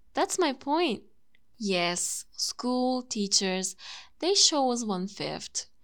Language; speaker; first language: English; non-native, fluent; Turkish